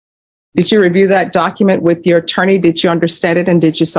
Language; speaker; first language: English; native; English